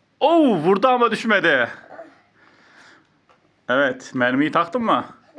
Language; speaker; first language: Turkish; native; Turkish